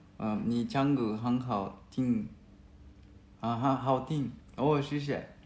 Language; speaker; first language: Chinese; non-native, learner; Japanese